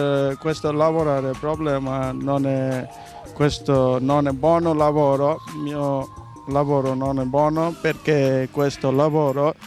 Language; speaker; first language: Italian; non-native, learner; Bangla